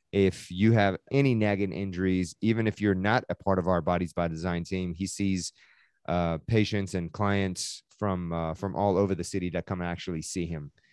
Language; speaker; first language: English; early bilingual, other home language; Persian